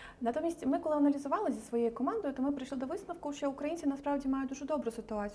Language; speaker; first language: Ukrainian; native; Ukrainian